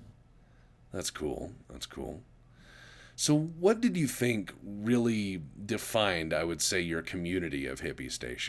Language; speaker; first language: English; native; English